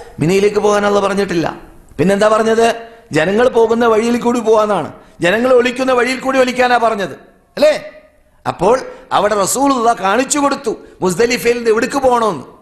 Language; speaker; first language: Malayalam; native; Malayalam